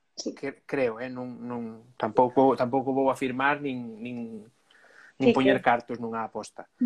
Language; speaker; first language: Galician; non-native, local second language; Spanish